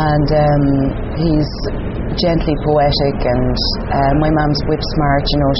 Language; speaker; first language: English; native; English